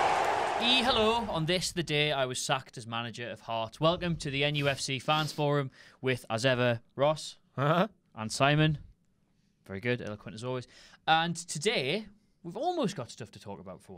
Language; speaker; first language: English; native; English